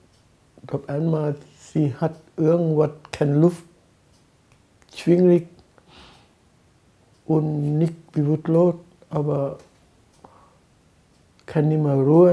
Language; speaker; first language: German; non-native, learner; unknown